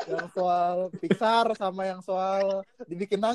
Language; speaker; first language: Indonesian; native; Indonesian